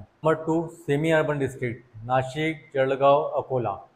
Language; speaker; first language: Hindi; non-native, local second language; Marathi